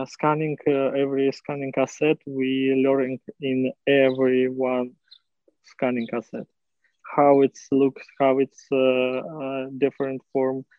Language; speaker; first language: English; non-native, learner; Russian